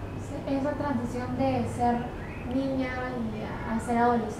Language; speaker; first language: Spanish; native; Spanish